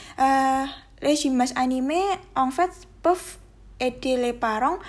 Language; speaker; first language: French; non-native, learner; Indonesian